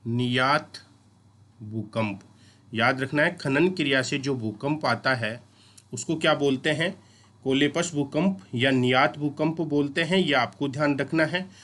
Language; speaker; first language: Hindi; native; Hindi